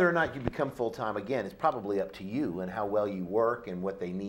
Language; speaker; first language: English; native; English